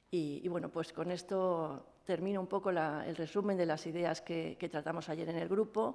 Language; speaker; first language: Spanish; native; Spanish